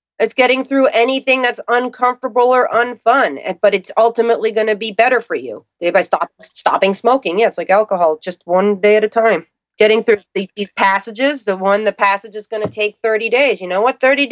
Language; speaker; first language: English; native; English